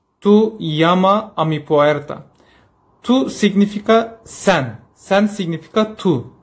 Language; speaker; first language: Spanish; non-native, learner; Turkish